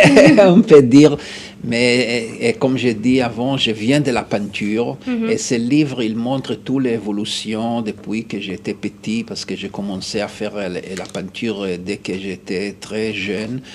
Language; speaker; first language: French; non-native, fluent; Hebrew